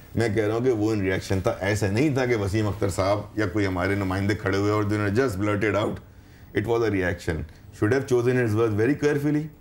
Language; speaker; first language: Urdu; native; Urdu